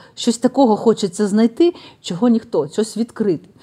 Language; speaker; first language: Ukrainian; native; Ukrainian